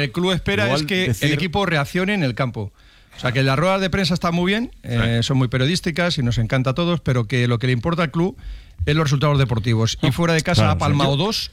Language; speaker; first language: Spanish; native; Spanish